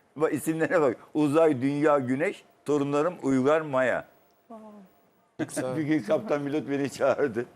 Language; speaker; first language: Turkish; native; Turkish